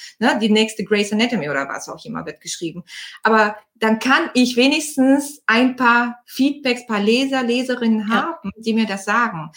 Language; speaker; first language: German; non-native, fluent; Bulgarian